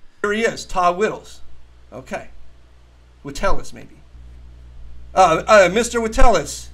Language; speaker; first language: English; native; English